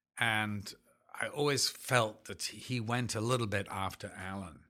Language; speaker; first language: English; native; English